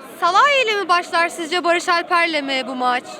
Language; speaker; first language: Turkish; native; Turkish